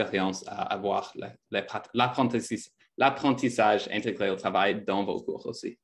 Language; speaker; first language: French; non-native, fluent; English